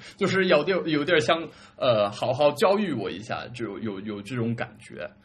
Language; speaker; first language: Chinese; early bilingual, other home language; English